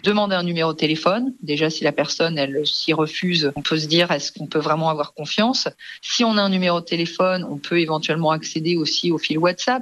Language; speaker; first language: French; native; French